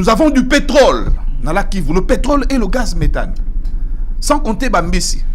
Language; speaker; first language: French; non-native, local second language; Lingala